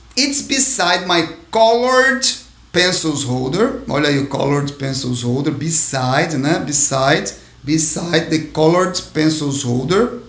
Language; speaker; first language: English; non-native, fluent; Portuguese